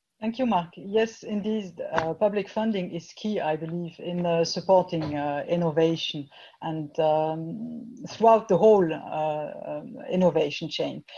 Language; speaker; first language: English; non-native, fluent; French